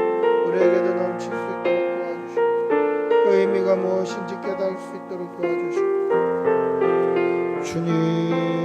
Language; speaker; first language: Korean; native; Korean